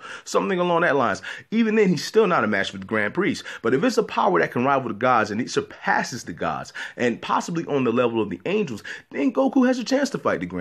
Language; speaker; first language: English; native; English